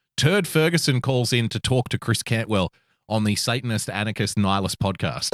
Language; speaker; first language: English; native; English